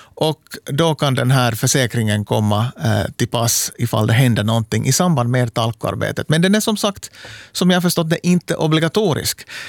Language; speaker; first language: Swedish; native; Swedish